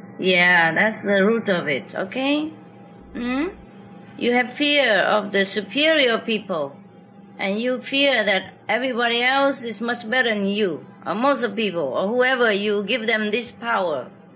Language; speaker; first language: English; non-native, fluent; Vietnamese